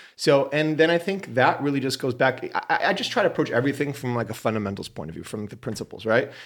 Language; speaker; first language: English; native; English